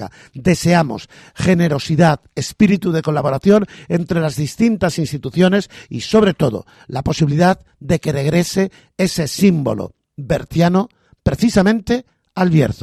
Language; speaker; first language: Spanish; native; Spanish